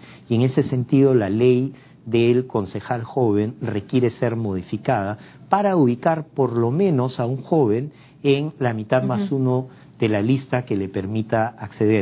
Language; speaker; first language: Spanish; native; Spanish